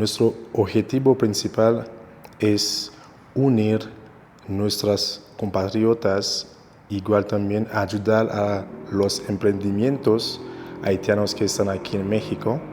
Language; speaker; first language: Spanish; non-native, local second language; Haitian Creole